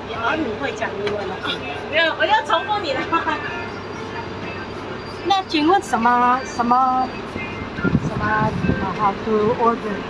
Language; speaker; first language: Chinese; non-native, fluent; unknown